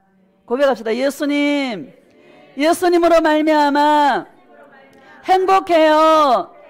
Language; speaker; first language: Korean; native; Korean